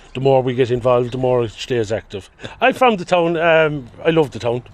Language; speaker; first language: English; native; English